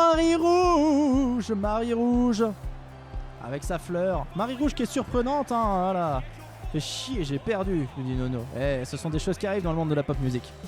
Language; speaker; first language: French; native; French